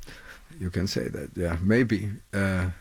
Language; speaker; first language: English; non-native, fluent; German